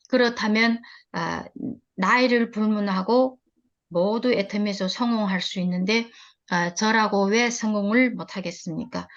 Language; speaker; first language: Korean; early bilingual, heritage; Korean